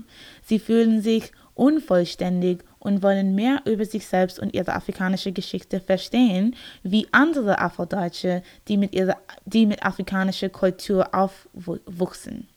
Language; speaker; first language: German; non-native, learner; English